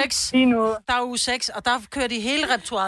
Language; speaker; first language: Danish; native; Danish